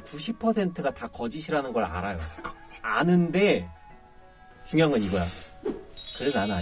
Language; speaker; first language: Korean; native; Korean